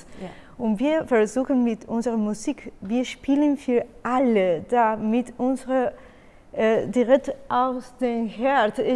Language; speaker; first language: German; non-native, learner; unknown